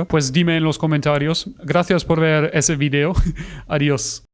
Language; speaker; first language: Spanish; non-native, fluent; German